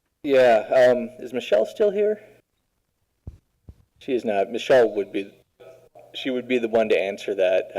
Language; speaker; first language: English; native; English